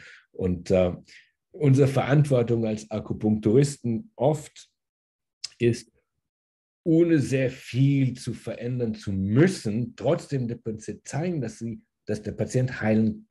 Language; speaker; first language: German; early bilingual, heritage; German